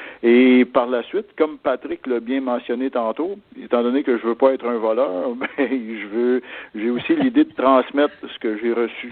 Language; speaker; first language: French; native; French